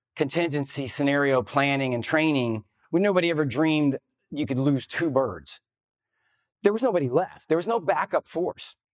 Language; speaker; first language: English; native; English